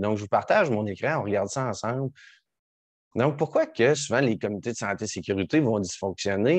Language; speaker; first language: French; native; French